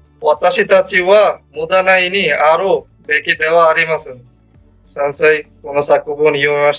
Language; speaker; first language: Japanese; non-native, learner; Bangla